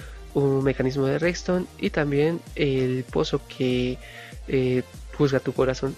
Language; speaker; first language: Spanish; native; Spanish